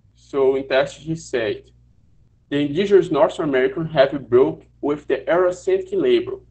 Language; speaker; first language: English; non-native, learner; Portuguese